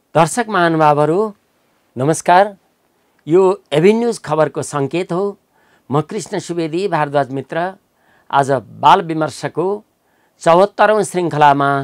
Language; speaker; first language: Nepali; native; Nepali